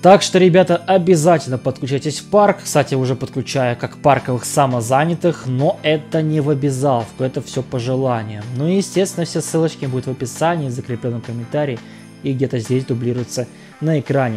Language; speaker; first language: Russian; native; Russian